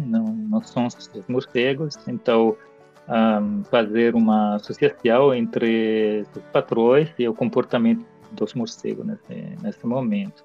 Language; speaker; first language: Portuguese; non-native, fluent; Italian